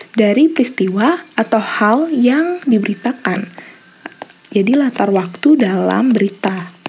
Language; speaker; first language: Indonesian; native; Indonesian